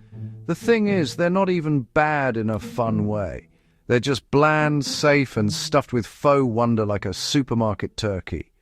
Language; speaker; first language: English; native; English